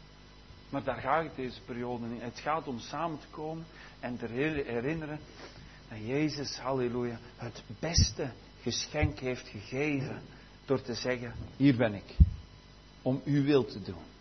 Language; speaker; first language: Dutch; native; Dutch